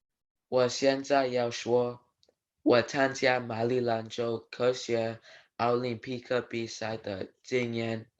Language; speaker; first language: Chinese; non-native, learner; English